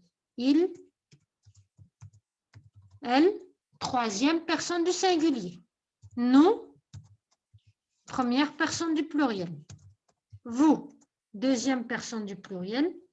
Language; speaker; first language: French; non-native, local second language; Arabic